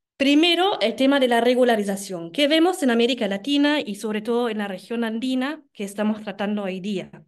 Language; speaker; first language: Spanish; non-native, fluent; German